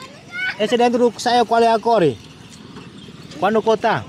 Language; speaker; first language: Portuguese; non-native, learner; Vietnamese